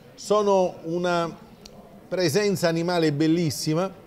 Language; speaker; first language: Italian; native; Italian